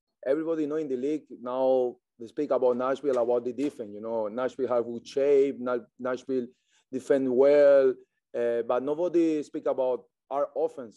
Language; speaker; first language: English; non-native, learner; Spanish